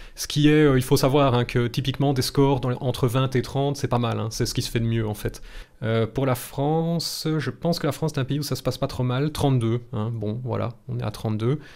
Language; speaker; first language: French; native; French